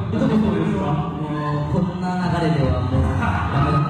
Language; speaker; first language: Japanese; non-native, learner; Korean